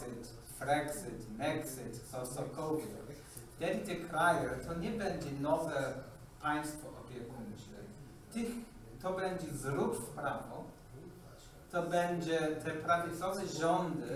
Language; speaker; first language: Polish; non-native, learner; English